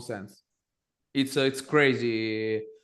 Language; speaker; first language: English; non-native, learner; Italian